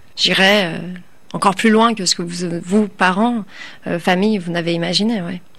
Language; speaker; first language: French; early bilingual, other home language; Turkish